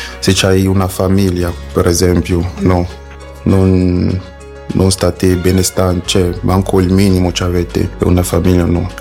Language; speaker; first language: Italian; non-native, fluent; French